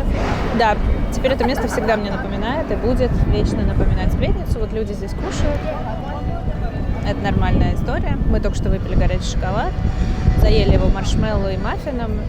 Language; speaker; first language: Russian; native; Russian